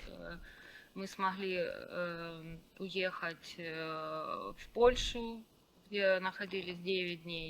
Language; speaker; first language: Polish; non-native, learner; Russian